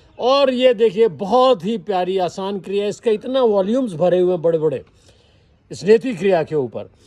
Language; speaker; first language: Hindi; non-native, local second language; Punjabi